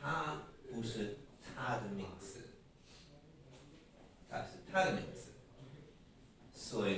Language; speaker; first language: Chinese; non-native, fluent; English